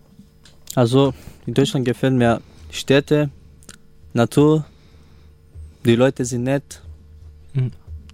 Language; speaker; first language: German; non-native, learner; Romany